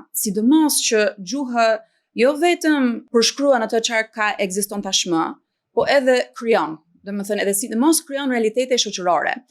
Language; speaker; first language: Albanian; non-native, fluent; English